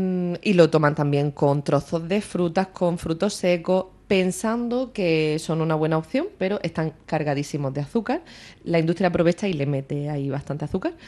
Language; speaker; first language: Spanish; native; Spanish